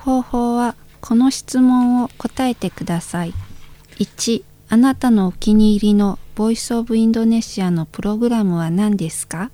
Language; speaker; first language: Japanese; non-native, fluent; Indonesian